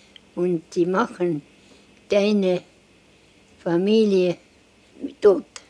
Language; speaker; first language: German; non-native, learner; Estonian